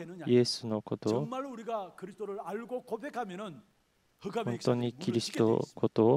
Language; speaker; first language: Japanese; non-native, fluent; Korean